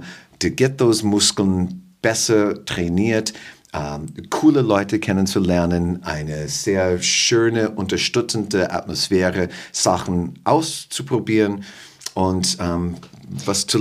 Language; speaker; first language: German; non-native, fluent; English